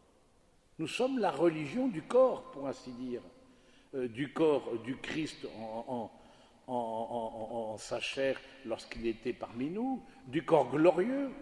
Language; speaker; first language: French; native; French